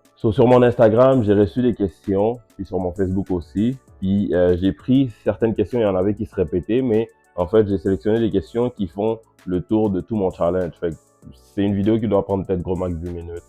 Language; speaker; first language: French; native; French